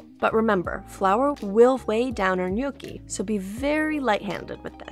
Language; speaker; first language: English; native; English